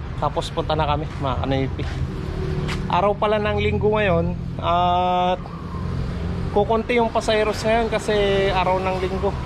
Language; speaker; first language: Filipino; non-native, local second language; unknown